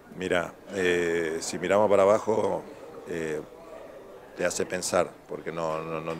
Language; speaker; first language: Spanish; native; Spanish